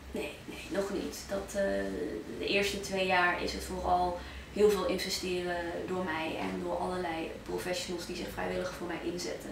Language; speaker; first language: Dutch; early bilingual, other home language; Arabic